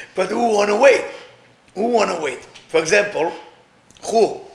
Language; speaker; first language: English; non-native, fluent; Hebrew